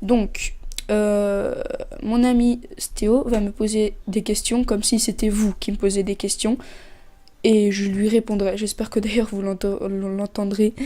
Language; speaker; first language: French; native; French